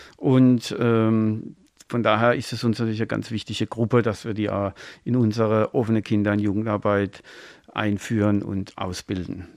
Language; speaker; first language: German; native; German